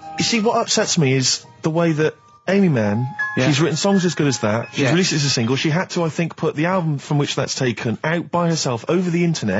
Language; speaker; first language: English; native; English